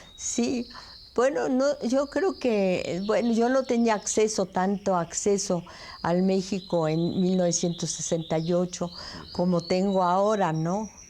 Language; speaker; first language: Spanish; early bilingual, other home language; French